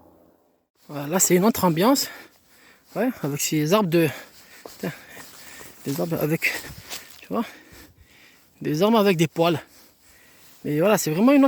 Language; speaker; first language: French; native; French